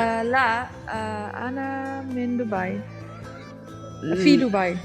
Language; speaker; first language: Arabic; non-native, learner; Dutch